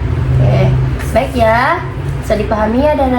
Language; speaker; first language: Indonesian; native; Indonesian